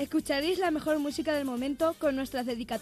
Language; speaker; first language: Spanish; native; Spanish